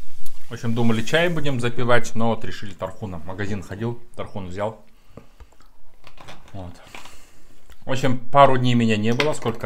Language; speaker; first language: Russian; native; Russian